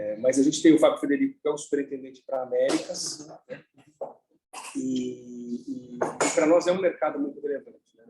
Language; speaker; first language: Portuguese; native; Portuguese